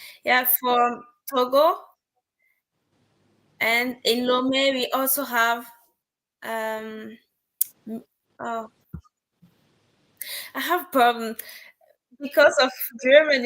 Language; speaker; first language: English; non-native, learner; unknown